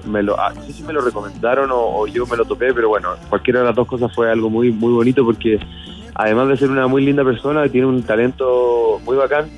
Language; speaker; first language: Spanish; native; Spanish